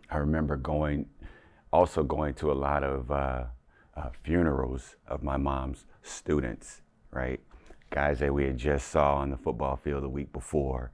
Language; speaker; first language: English; native; English